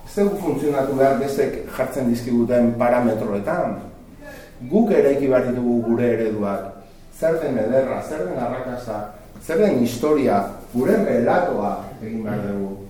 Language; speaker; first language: Basque; non-native, local second language; Spanish